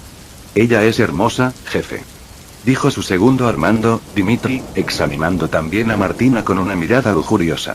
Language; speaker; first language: Spanish; native; Spanish